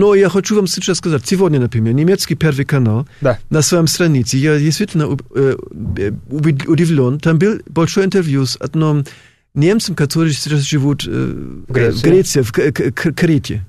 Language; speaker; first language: Russian; non-native, fluent; German